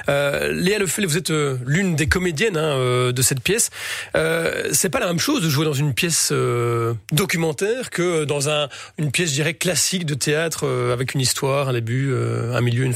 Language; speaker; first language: French; native; French